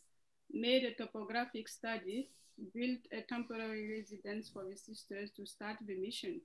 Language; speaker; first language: English; non-native, fluent; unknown